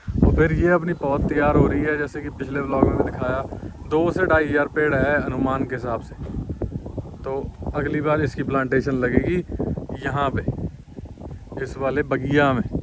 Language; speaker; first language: Hindi; non-native, local second language; Punjabi